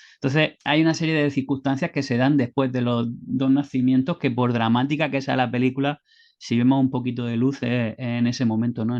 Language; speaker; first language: Spanish; native; Spanish